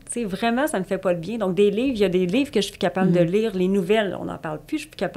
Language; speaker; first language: French; native; French